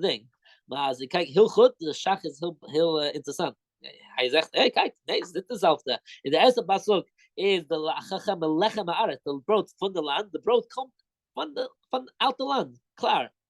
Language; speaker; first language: Dutch; non-native, fluent; English